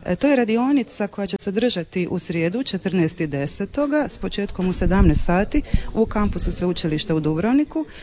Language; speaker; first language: Croatian; native; Croatian